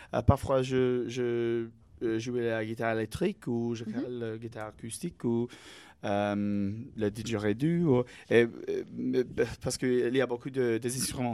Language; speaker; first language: French; non-native, learner; English